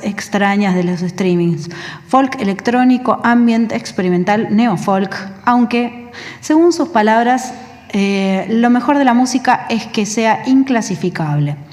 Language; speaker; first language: Spanish; native; Spanish